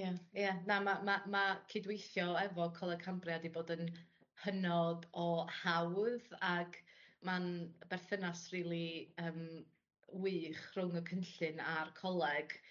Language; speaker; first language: Welsh; native; Welsh